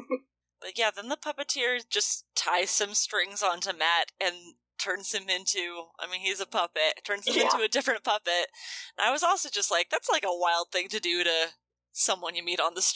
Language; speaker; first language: English; native; English